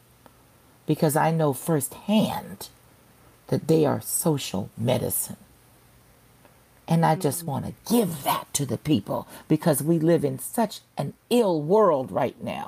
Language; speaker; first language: English; native; English